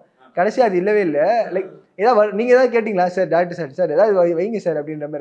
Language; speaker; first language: Tamil; native; Tamil